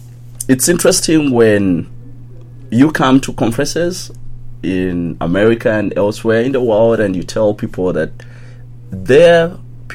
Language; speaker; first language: English; non-native, local second language; Ganda